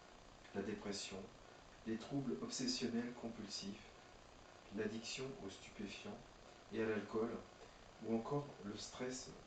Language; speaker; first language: French; native; French